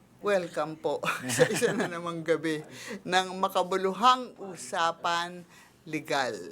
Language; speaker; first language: Filipino; native; Filipino